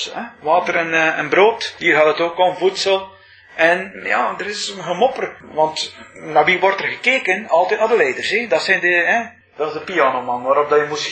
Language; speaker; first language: Dutch; native; Dutch